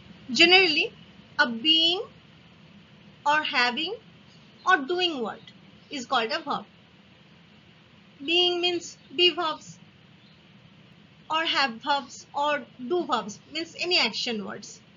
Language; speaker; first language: English; non-native, local second language; Bangla